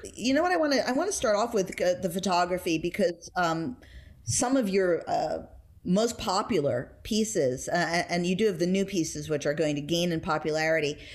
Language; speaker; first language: English; native; English